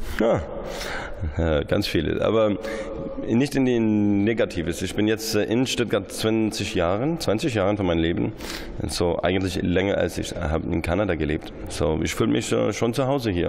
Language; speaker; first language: German; non-native, fluent; English